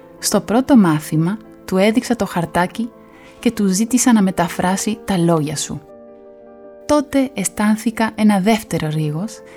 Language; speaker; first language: Greek; non-native, fluent; Spanish